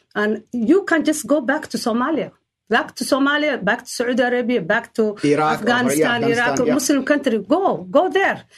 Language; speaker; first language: English; non-native, learner; Somali